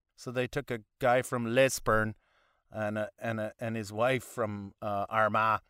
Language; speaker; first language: English; native; English